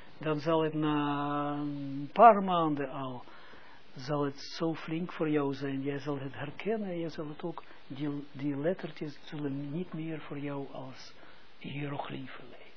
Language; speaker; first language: Dutch; non-native, fluent; Hebrew